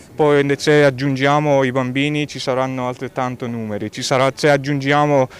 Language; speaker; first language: Italian; non-native, fluent; Persian